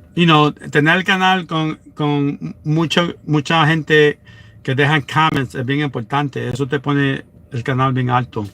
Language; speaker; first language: Spanish; early bilingual, other home language; English